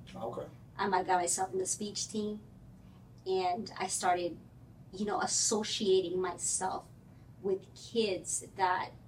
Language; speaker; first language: English; early bilingual, other home language; Spanish